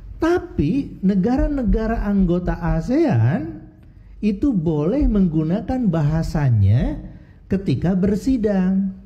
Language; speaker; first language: Indonesian; native; Indonesian